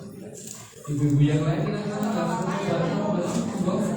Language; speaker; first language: Indonesian; native; Indonesian